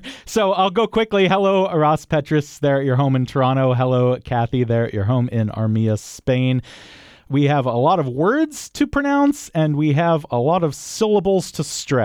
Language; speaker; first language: English; native; English